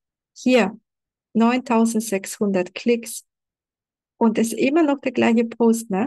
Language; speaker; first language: German; non-native, fluent; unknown